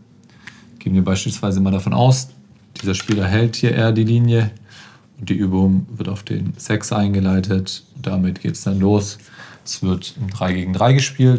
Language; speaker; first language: German; native; German